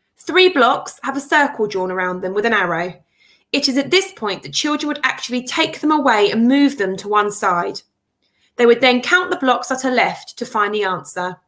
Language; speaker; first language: English; native; English